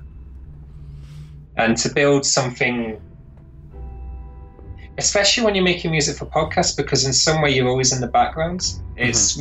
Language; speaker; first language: English; native; English